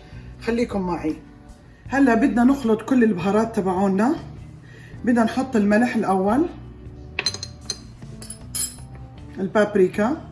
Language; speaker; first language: Arabic; native; Arabic